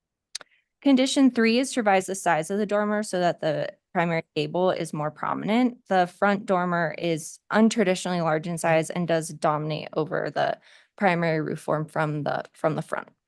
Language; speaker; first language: English; native; English